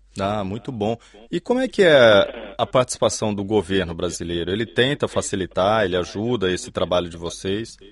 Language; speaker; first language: Portuguese; native; Portuguese